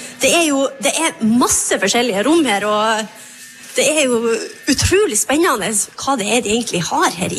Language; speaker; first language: Norwegian; native; Norwegian